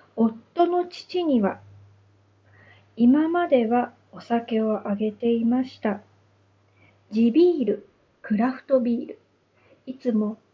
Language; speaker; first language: Japanese; native; Japanese